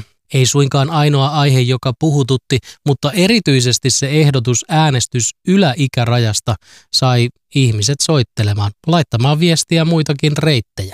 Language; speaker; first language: Finnish; native; Finnish